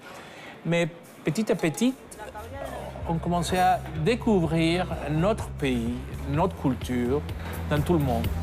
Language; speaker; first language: French; non-native, fluent; Spanish